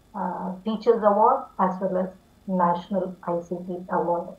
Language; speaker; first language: English; non-native, local second language; Tamil